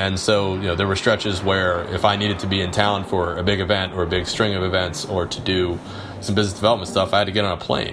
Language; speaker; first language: English; native; English